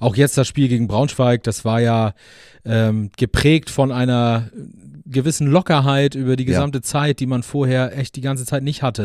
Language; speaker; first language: German; native; German